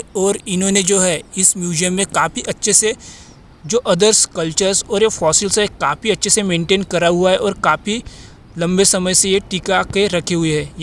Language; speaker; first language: Hindi; non-native, local second language; Marathi